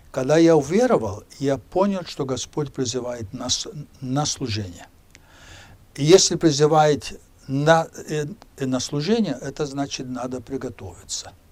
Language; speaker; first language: Russian; early bilingual, heritage; Spanish